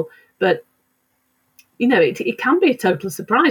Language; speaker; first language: English; native; English